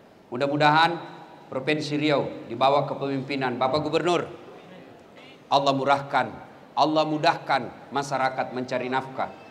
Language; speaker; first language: Malay; non-native, local second language; Buginese